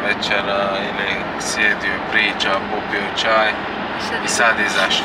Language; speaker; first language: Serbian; non-native, learner; Turkish